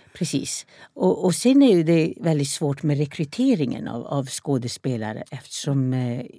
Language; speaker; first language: Swedish; non-native, local second language; Northern Sami